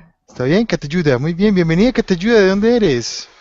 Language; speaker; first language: Spanish; native; Spanish